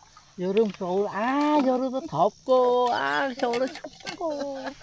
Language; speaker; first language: Korean; non-native, learner; Khmer